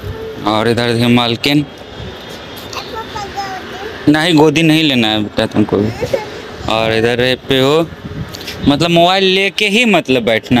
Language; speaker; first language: Hindi; native; Hindi